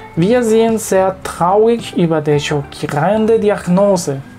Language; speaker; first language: German; non-native, learner; Spanish